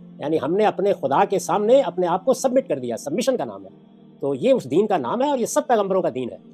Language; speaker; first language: Urdu; non-native, local second language; Punjabi